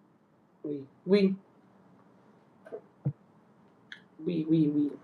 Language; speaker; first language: French; non-native, learner; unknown